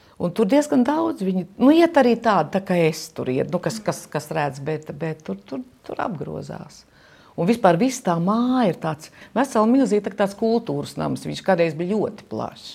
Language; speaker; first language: Latvian; native; Latvian